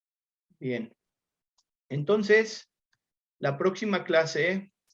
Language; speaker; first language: Spanish; native; Spanish